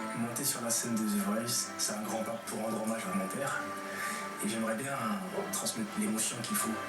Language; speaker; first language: French; early bilingual, other home language; Lingala